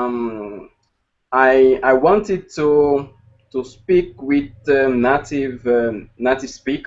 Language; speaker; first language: English; non-native, learner; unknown